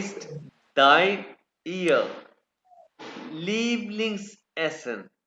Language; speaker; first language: German; non-native, fluent; Urdu